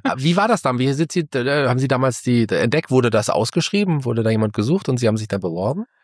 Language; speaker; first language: German; native; German